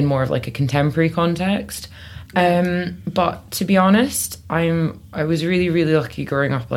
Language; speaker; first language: English; native; English